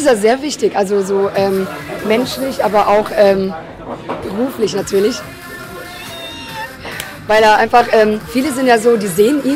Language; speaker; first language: German; native; German